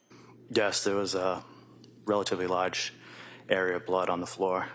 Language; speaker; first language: English; native; English